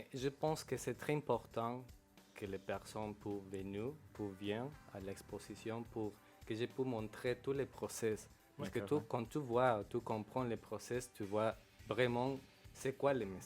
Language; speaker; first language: French; non-native, local second language; Spanish